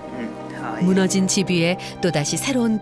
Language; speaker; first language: Korean; native; Korean